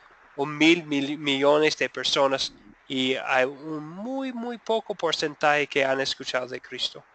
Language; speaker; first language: Spanish; non-native, fluent; English